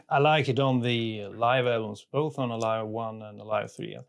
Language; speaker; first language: English; non-native, fluent; Swedish